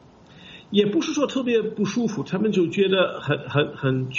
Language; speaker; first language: Chinese; non-native, fluent; English